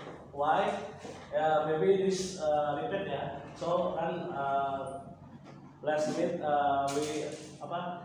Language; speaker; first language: English; non-native, learner; Indonesian